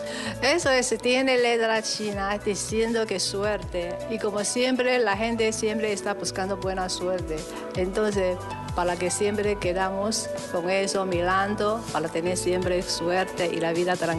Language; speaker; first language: Spanish; non-native, learner; Chinese